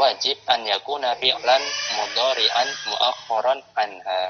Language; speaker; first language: Arabic; non-native, fluent; Indonesian